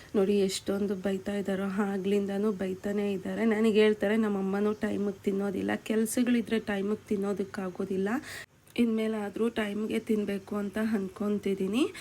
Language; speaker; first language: Kannada; native; Kannada